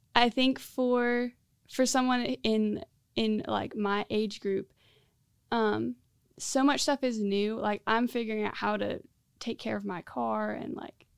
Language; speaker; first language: English; native; English